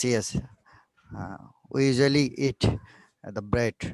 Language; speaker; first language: English; non-native, learner; Bangla